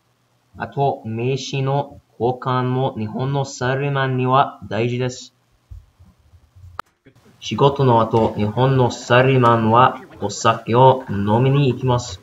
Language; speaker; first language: Japanese; non-native, learner; English